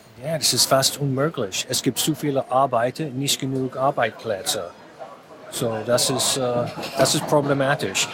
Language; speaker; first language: German; non-native, fluent; English